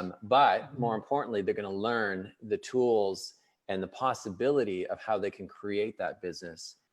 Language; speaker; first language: English; native; English